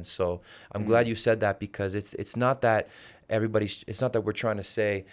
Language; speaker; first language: English; native; English